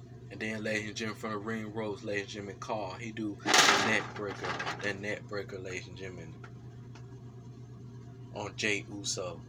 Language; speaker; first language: English; native; English